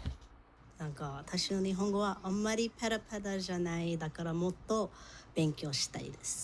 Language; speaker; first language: Japanese; non-native, learner; English